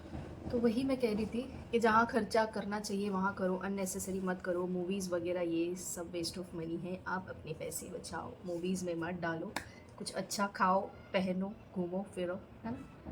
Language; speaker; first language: Hindi; native; Hindi